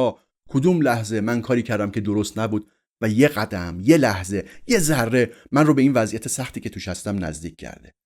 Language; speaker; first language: Persian; native; Persian